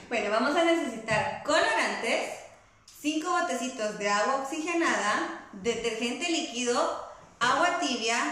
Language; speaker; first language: Spanish; native; Spanish